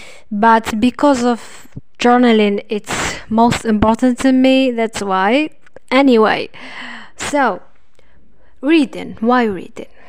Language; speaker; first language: English; non-native, fluent; Arabic